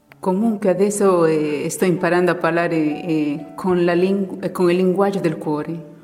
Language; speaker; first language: Italian; non-native, fluent; Spanish